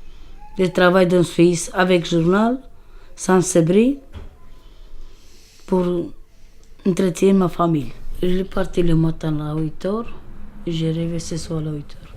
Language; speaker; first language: French; non-native, learner; Romanian